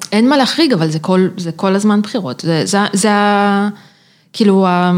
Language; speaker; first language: Hebrew; native; Hebrew